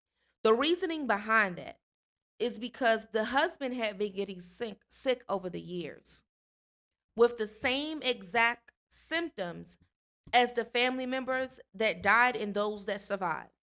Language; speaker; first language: English; native; English